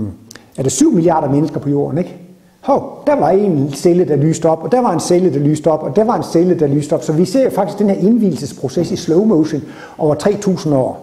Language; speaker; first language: Danish; native; Danish